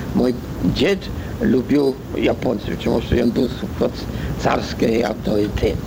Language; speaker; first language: Russian; non-native, learner; French